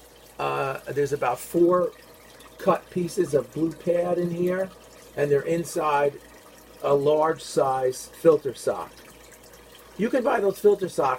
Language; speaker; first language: English; native; English